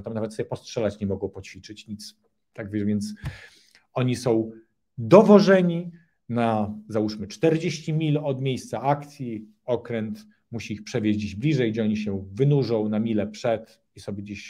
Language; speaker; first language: Polish; native; Polish